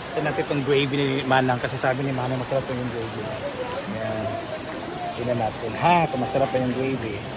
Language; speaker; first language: Filipino; non-native, local second language; Cebuano